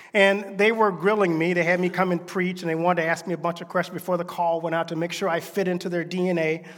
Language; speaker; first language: English; native; English